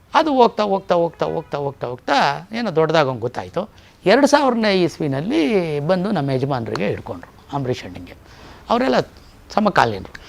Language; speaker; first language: Kannada; native; Kannada